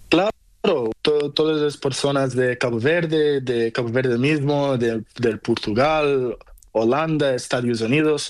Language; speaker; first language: Spanish; non-native, learner; Portuguese